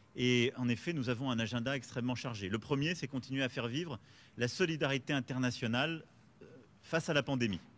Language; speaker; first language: French; native; French